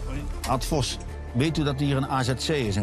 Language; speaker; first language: Dutch; native; Dutch